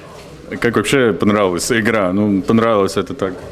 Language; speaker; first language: Russian; non-native, local second language; Latvian